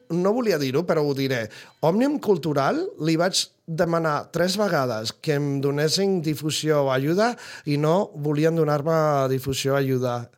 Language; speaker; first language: Catalan; non-native, fluent; Spanish